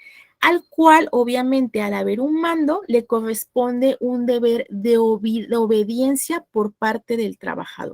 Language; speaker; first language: Spanish; native; Spanish